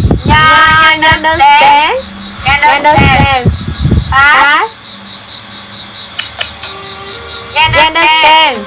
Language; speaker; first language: English; non-native, learner; Vietnamese